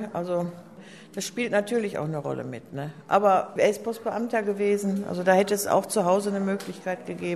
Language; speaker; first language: German; native; German